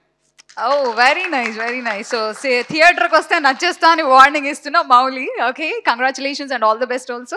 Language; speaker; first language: Telugu; native; Telugu